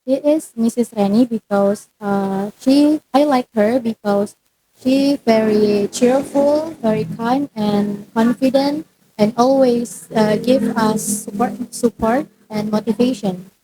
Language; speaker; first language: English; non-native, learner; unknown